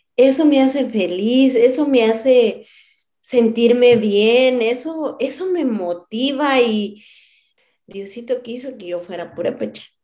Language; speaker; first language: Spanish; non-native, local second language; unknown